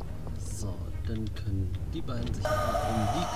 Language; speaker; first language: German; native; German